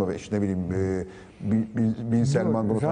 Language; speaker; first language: Turkish; native; Turkish